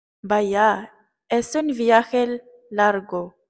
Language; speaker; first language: Spanish; non-native, learner; Malay